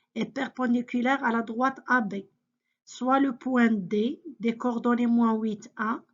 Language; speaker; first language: French; non-native, local second language; Arabic